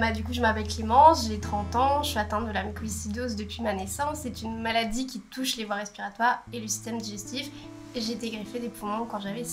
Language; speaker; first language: French; native; French